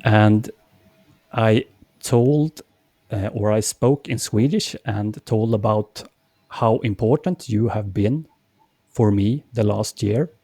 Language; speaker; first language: English; non-native, fluent; Swedish